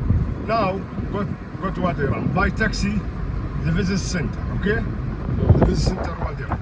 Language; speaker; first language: English; non-native, learner; Arabic